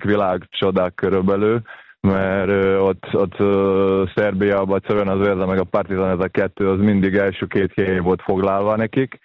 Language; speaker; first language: Hungarian; non-native, fluent; Serbian